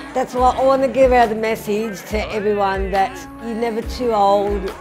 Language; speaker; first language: English; native; English